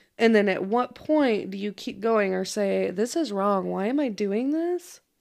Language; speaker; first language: English; native; English